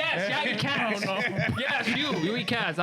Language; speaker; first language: English; early bilingual, other home language; Spanish